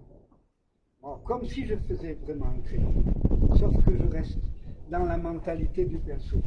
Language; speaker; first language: French; native; French